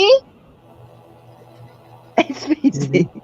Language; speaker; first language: English; non-native, local second language; Filipino